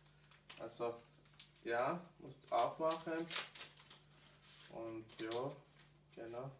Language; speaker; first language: German; non-native, learner; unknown